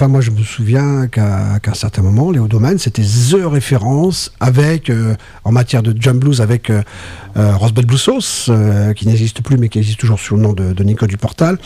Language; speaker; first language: French; native; French